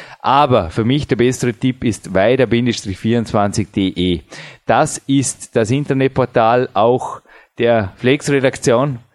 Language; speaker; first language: German; native; German